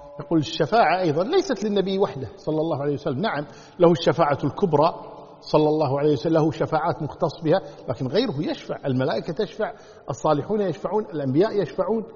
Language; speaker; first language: Arabic; native; Arabic